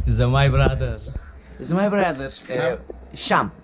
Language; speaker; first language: English; non-native, learner; Turkish